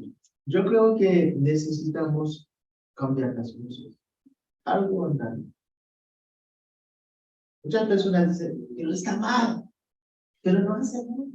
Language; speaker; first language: Spanish; non-native, fluent; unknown